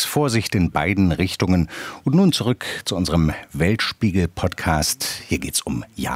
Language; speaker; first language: German; native; German